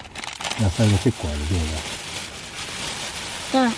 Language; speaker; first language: Japanese; native; Japanese